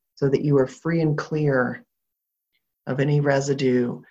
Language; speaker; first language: English; native; English